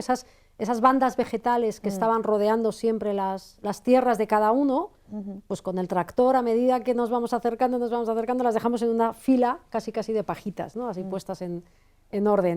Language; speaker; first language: Spanish; native; Spanish